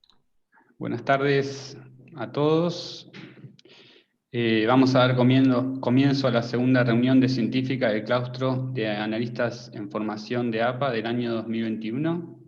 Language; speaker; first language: Spanish; native; Spanish